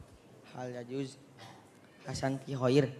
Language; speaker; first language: Arabic; non-native, learner; Indonesian